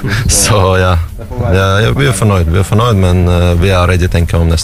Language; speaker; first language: Norwegian; non-native, learner; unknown